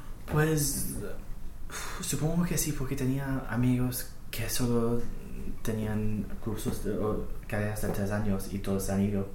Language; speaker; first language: Spanish; non-native, fluent; English